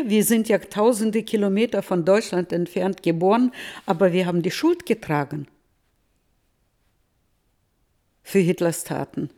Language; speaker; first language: German; early bilingual, heritage; Russian